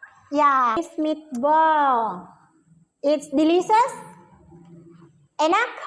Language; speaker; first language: English; non-native, learner; Indonesian